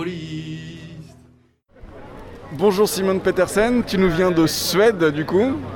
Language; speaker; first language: French; native; French